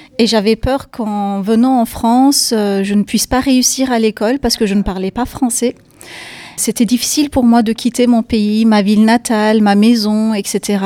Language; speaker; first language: French; non-native, fluent; Kurdish